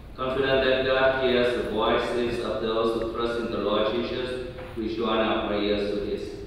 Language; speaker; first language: English; non-native, fluent; Vietnamese